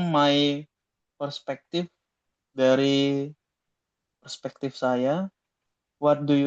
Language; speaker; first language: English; non-native, learner; Indonesian